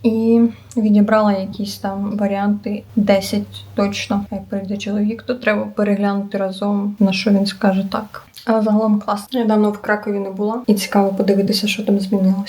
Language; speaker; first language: Ukrainian; native; Ukrainian